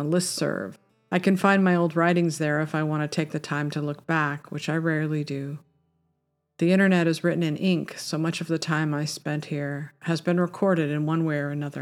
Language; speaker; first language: English; native; English